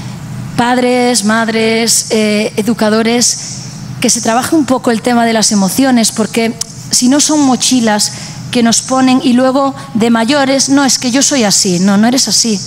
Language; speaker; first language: Spanish; native; Spanish